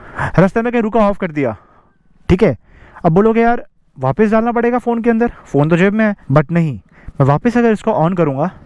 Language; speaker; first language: Hindi; native; Hindi